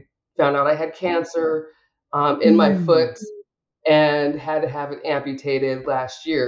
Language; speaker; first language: English; native; English